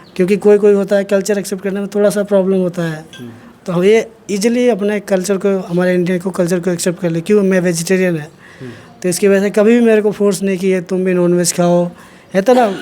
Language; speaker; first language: Hindi; native; Hindi